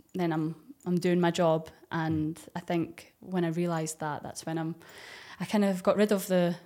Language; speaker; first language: English; native; English